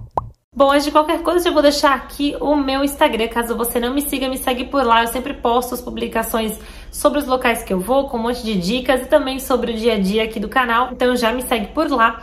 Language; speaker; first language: Portuguese; native; Portuguese